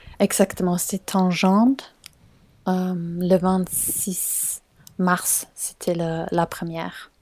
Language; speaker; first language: French; non-native, fluent; German